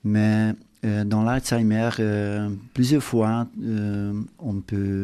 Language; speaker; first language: French; non-native, learner; Hungarian